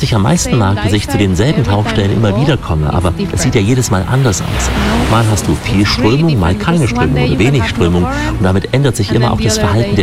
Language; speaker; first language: German; native; German